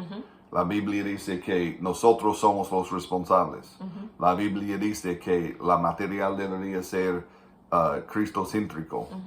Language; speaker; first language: Spanish; non-native, fluent; English